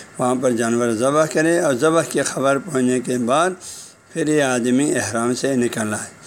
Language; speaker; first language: Urdu; non-native, local second language; Balti